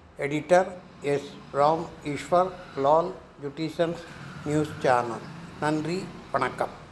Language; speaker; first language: Tamil; non-native, local second language; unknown